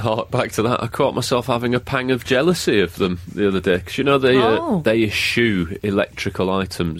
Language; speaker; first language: English; native; English